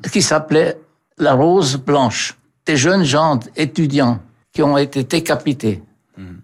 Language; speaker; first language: French; non-native, fluent; German